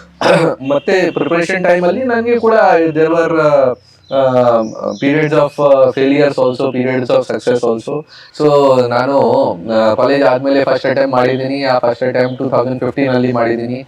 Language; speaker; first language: Kannada; non-native, local second language; Hindi